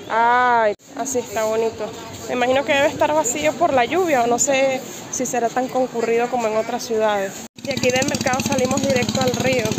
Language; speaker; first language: Spanish; native; Spanish